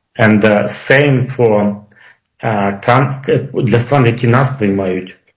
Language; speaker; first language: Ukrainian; non-native, local second language; Russian